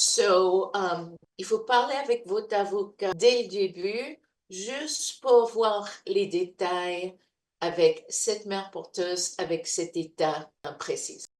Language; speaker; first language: French; non-native, learner; English